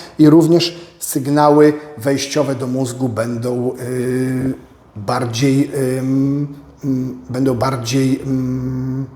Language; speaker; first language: Polish; native; Polish